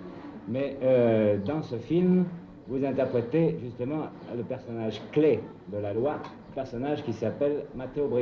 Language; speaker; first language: French; native; French